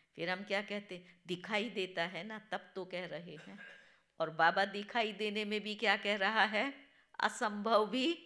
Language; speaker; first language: Hindi; non-native, local second language; Gujarati